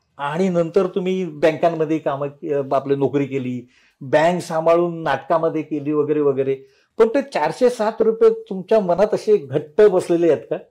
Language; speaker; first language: Marathi; native; Marathi